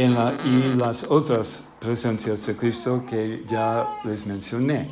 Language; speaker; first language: Spanish; non-native, fluent; English